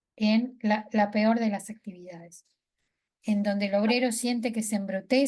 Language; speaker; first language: Spanish; native; Spanish